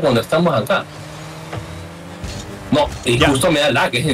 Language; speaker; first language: Spanish; native; Spanish